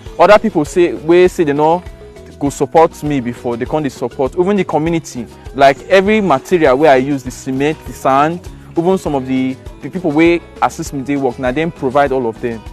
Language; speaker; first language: Nigerian Pidgin; native; Nigerian Pidgin